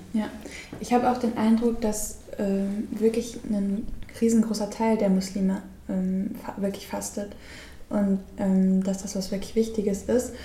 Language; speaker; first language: German; native; German